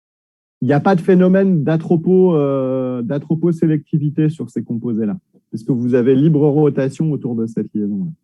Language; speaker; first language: French; native; French